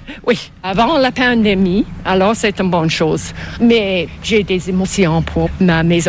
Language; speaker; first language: French; non-native, local second language; English